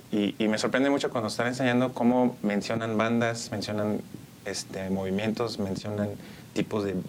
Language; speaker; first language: Spanish; early bilingual, heritage; Spanish